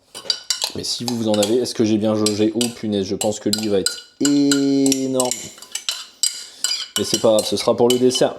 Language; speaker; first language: French; native; French